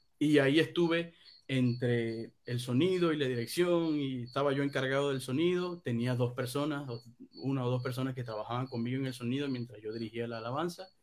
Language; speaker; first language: Spanish; native; Spanish